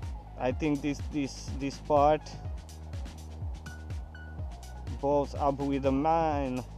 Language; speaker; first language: English; non-native, learner; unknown